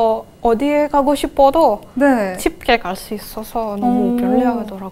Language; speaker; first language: Korean; non-native, fluent; Indonesian